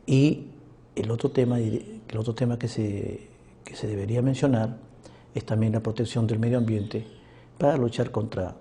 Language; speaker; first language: Spanish; native; Spanish